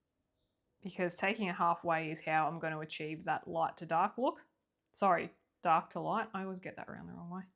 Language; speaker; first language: English; native; English